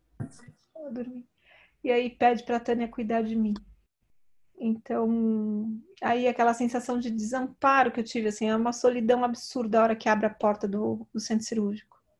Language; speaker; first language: Portuguese; native; Portuguese